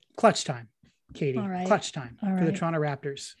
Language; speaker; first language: English; native; English